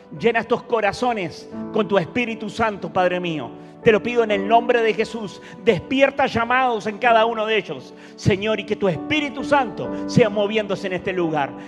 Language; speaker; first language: Spanish; native; Spanish